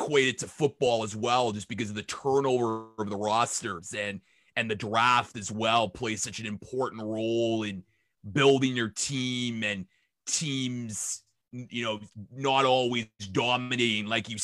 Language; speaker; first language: English; native; English